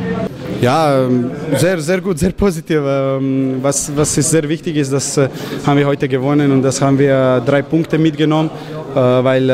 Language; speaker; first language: German; non-native, fluent; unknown